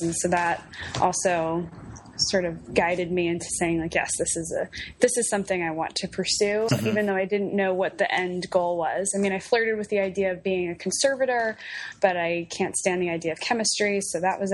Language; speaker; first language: English; native; English